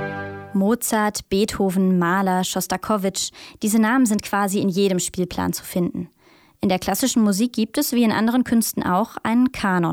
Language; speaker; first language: German; native; German